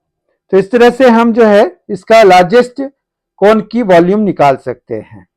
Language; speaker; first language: Hindi; native; Hindi